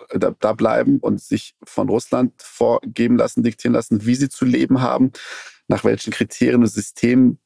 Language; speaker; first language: German; early bilingual, other home language; Persian